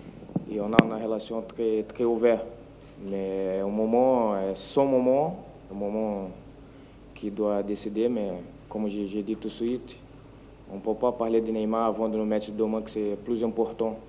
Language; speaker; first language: French; non-native, fluent; Portuguese